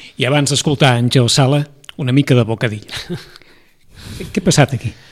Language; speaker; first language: Catalan; native; Catalan